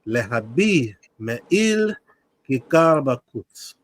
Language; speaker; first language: Hebrew; non-native, learner; English